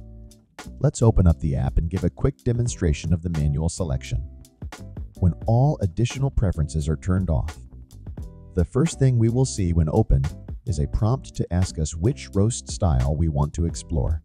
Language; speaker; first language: English; native; English